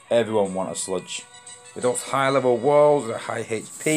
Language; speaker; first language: English; native; English